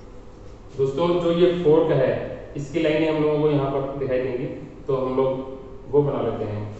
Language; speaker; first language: Hindi; native; Hindi